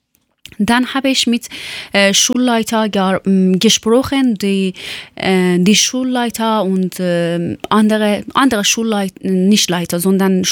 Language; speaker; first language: German; non-native, learner; Persian